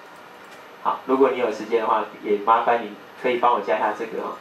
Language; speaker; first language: Chinese; native; Chinese